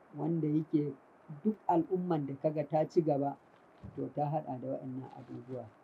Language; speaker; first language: Hausa; non-native, local second language; Fula